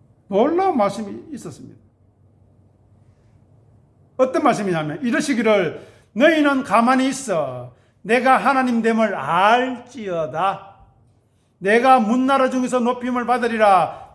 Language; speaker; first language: Korean; native; Korean